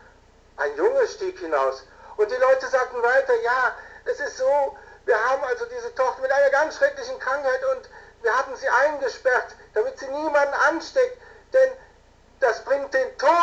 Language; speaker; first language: German; native; German